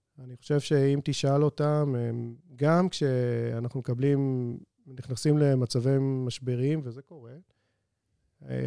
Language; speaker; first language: Hebrew; native; Hebrew